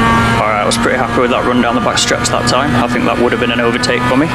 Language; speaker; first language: English; native; English